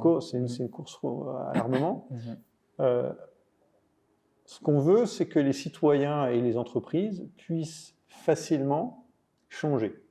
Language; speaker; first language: French; native; French